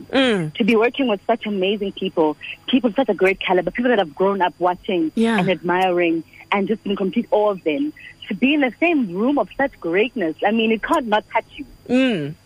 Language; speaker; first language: English; non-native, local second language; Xhosa